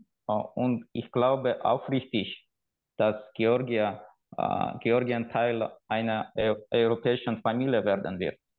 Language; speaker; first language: German; non-native, fluent; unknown